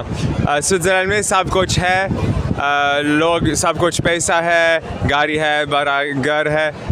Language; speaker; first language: Hindi; non-native, learner; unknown